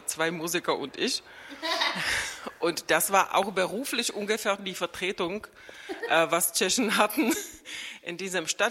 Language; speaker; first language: German; non-native, fluent; Czech